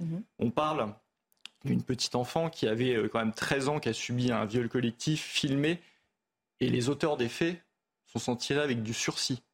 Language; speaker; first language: French; native; French